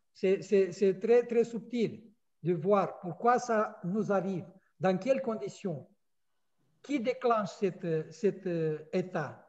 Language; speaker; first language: French; non-native, fluent; Romanian